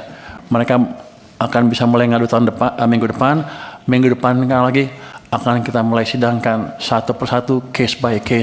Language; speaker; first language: Indonesian; native; Indonesian